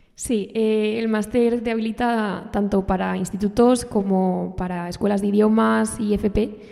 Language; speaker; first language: Spanish; native; Spanish